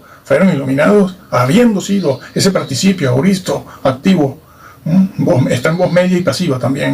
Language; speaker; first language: Spanish; native; Spanish